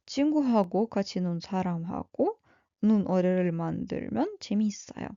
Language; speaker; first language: Korean; non-native, fluent; Russian